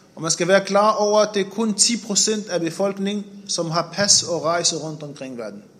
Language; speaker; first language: Danish; non-native, fluent; Arabic